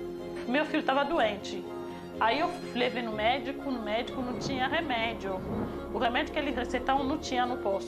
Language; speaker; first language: Portuguese; non-native, fluent; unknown